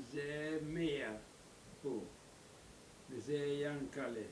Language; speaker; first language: Hebrew; non-native, learner; German